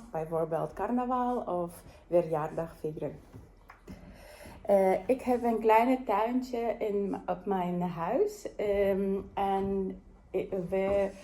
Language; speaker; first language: Dutch; non-native, learner; Yakut